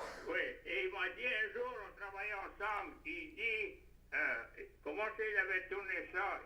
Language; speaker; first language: French; native; French